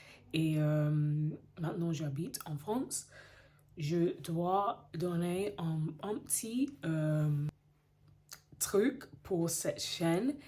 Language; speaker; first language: French; non-native, learner; English